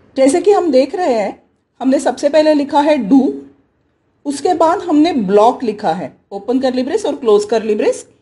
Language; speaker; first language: Hindi; native; Hindi